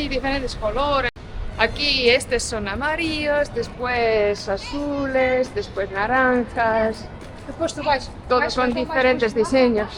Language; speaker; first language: Spanish; non-native, fluent; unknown